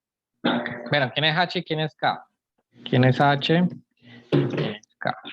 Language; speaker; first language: Spanish; native; Spanish